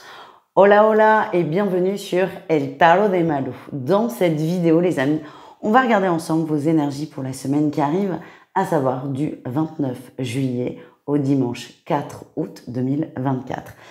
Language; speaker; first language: French; native; French